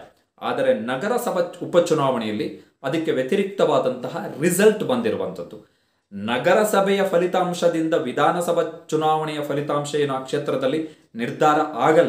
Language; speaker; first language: Kannada; native; Kannada